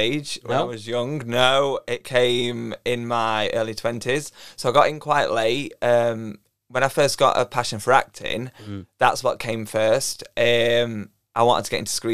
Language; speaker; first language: English; native; English